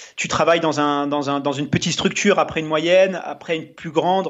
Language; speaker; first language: French; native; French